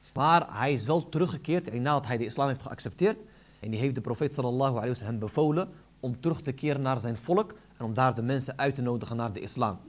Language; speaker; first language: Dutch; early bilingual, other home language; Arabic